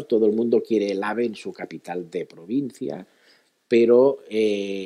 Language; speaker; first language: Spanish; native; Spanish